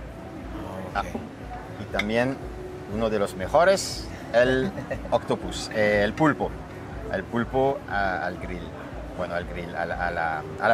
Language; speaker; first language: Spanish; non-native, fluent; French